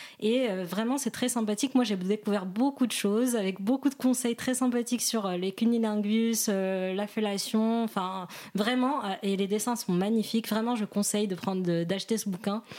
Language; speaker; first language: French; non-native, local second language; Arabic